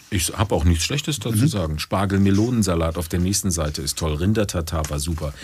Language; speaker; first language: German; native; German